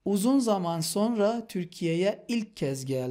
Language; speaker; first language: Turkish; non-native, fluent; Persian